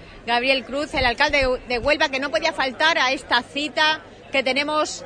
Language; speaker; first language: Spanish; native; Spanish